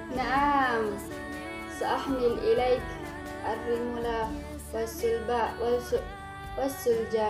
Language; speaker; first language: Arabic; non-native, learner; Indonesian